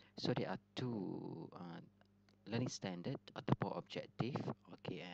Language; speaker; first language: English; non-native, local second language; Malay